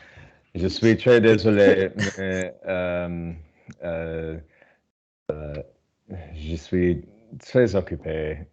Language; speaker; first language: French; non-native, learner; English